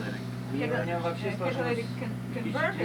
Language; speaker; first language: Russian; native; Russian